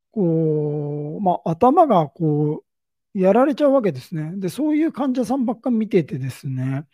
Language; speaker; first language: Japanese; native; Japanese